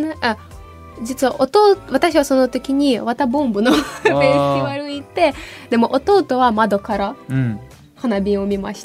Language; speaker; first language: Japanese; non-native, fluent; Ukrainian